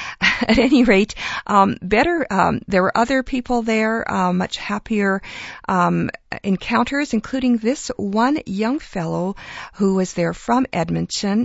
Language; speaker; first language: English; early bilingual, other home language; Ukrainian